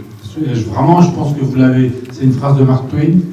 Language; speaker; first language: French; native; French